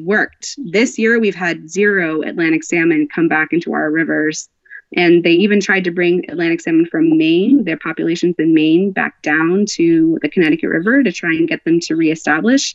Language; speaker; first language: English; native; English